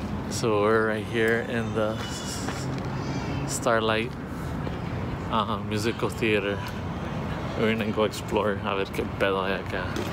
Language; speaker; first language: English; early bilingual, other home language; Spanish